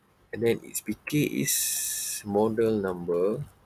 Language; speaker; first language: English; non-native, local second language; Malay